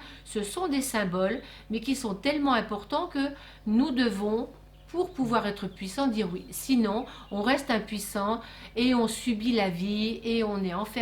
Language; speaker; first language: French; native; French